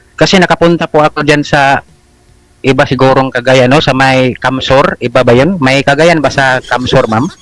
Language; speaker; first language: Filipino; non-native, local second language; Cebuano